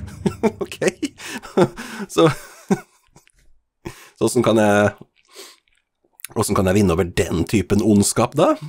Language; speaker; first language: Norwegian; native; Norwegian